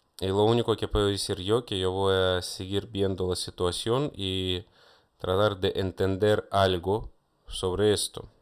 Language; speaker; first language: Spanish; non-native, fluent; Russian